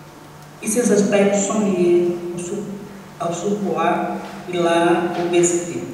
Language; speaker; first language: French; non-native, learner; Portuguese